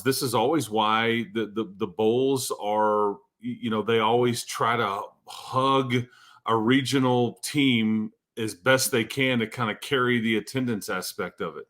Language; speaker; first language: English; native; English